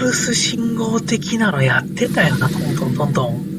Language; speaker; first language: Japanese; native; Japanese